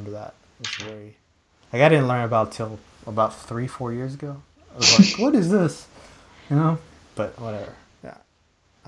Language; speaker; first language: English; native; English